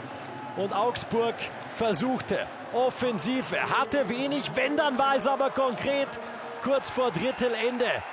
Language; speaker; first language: German; native; German